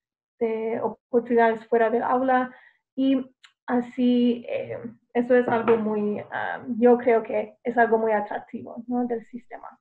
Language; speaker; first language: Spanish; non-native, fluent; English